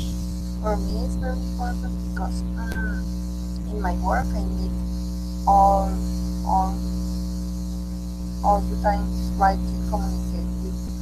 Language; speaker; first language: English; non-native, learner; Spanish